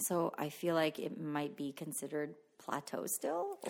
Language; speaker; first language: English; non-native, fluent; Filipino